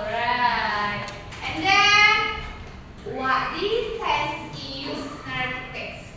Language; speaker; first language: English; non-native, learner; Indonesian